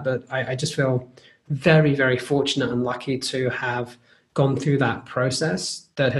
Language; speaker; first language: English; native; English